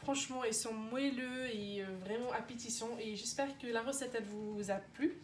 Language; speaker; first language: French; non-native, local second language; Arabic